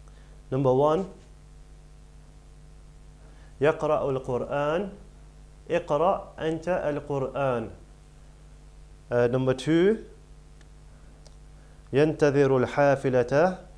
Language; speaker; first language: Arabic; non-native, fluent; English